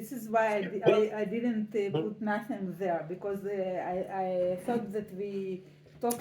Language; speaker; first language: English; non-native, learner; Russian